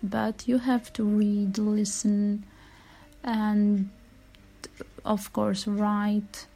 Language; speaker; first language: English; non-native, fluent; Albanian